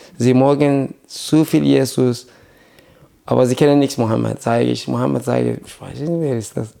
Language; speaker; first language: German; non-native, learner; Persian